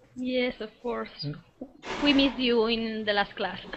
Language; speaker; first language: English; non-native, fluent; Spanish